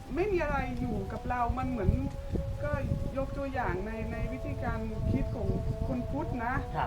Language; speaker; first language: Thai; non-native, fluent; Dutch